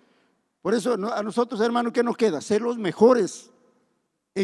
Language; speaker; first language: Spanish; native; Spanish